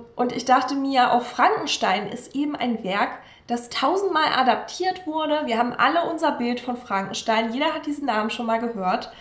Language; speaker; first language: German; native; German